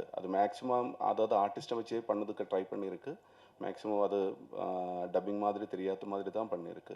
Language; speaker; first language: Tamil; non-native, learner; Malayalam